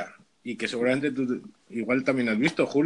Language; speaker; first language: Spanish; native; Spanish